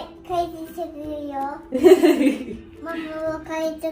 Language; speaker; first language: Japanese; non-native, learner; Georgian